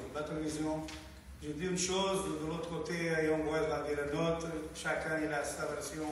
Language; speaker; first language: French; non-native, learner; Portuguese